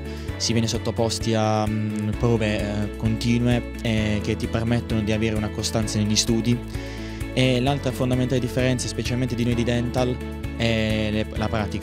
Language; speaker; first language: Italian; native; Italian